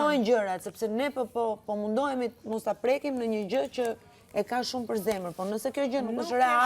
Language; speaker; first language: Albanian; native; Albanian